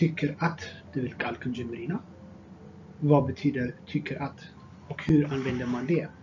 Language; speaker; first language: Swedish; non-native, fluent; Tigrinya